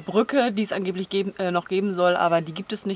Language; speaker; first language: German; native; German